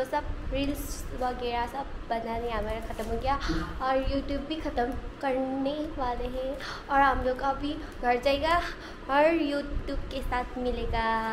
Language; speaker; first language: Hindi; non-native, local second language; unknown